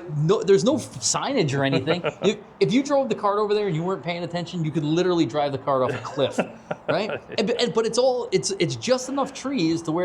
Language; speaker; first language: English; native; English